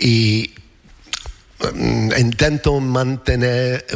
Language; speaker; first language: Spanish; non-native, learner; English